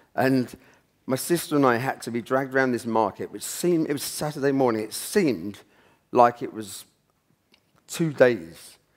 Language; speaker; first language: English; native; English